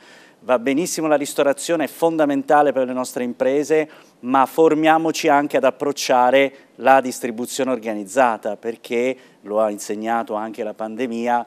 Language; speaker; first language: Italian; native; Italian